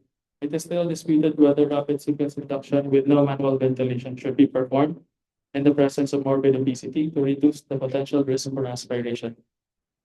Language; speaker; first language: English; non-native, local second language; Filipino